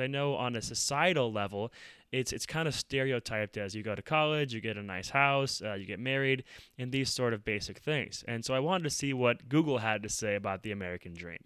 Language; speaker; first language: English; native; English